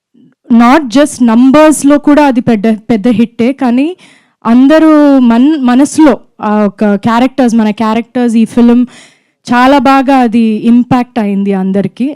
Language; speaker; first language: Telugu; non-native, fluent; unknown